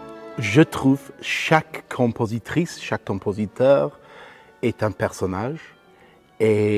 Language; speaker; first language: French; non-native, fluent; English